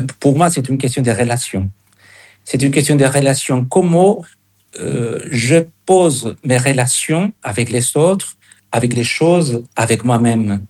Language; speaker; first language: French; non-native, fluent; Spanish